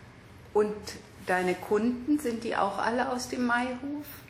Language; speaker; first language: German; native; German